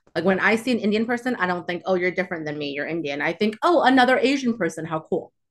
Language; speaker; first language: English; early bilingual, other home language; Chinese